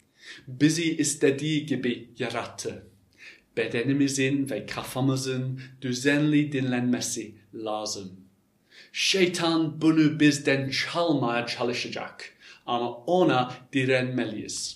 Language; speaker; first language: Turkish; non-native, fluent; English